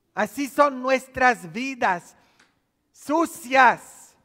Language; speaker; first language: Spanish; non-native, fluent; Polish